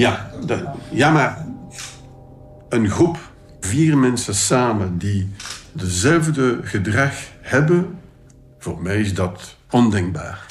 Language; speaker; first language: Dutch; non-native, local second language; French